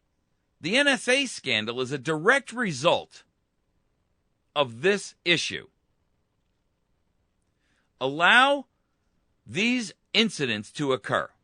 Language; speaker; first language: English; native; English